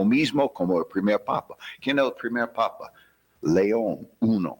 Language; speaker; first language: Spanish; non-native, fluent; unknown